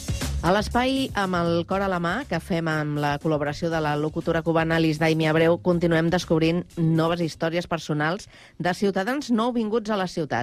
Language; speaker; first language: Catalan; native; Catalan